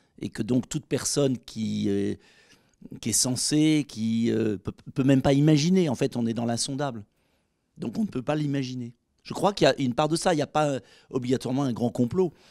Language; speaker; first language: French; native; French